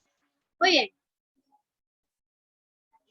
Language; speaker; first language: Spanish; native; Spanish